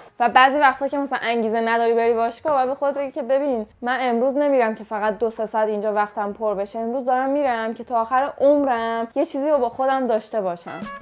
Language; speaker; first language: Persian; native; Persian